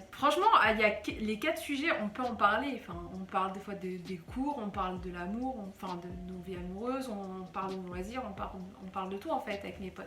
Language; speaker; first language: French; native; French